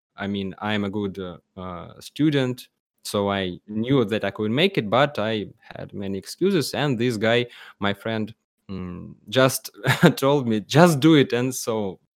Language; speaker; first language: English; non-native, learner; Russian